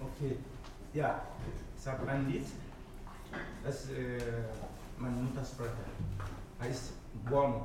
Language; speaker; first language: German; non-native, learner; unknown